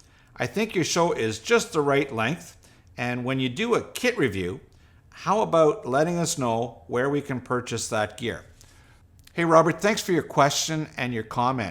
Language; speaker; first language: English; native; English